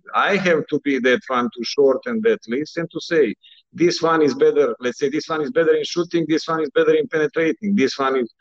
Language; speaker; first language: English; non-native, fluent; Bosnian